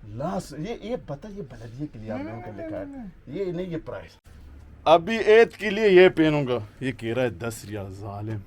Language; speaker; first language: Hindi; non-native, local second language; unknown